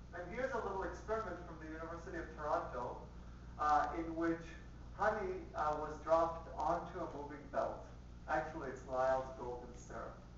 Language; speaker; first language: English; early bilingual, other home language; Spanish